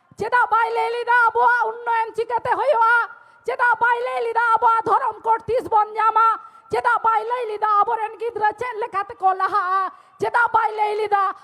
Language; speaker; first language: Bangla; non-native, local second language; Santali